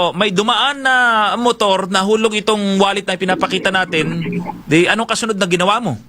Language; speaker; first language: Filipino; native; Filipino